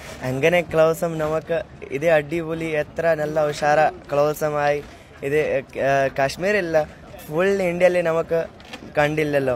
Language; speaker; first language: Malayalam; non-native, local second language; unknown